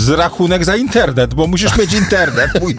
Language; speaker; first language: Polish; native; Polish